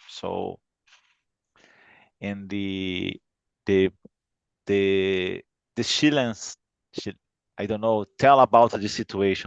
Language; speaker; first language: English; non-native, fluent; Portuguese